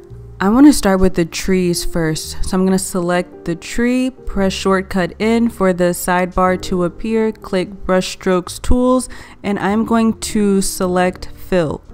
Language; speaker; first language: English; native; English